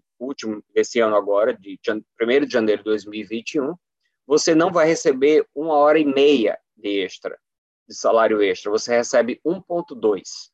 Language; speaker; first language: Portuguese; native; Portuguese